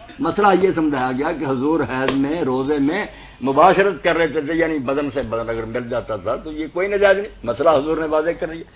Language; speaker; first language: Urdu; non-native, local second language; Punjabi